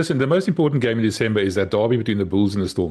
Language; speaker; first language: English; non-native, local second language; Afrikaans